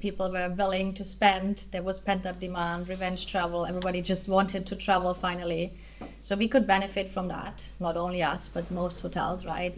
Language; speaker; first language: English; non-native, fluent; German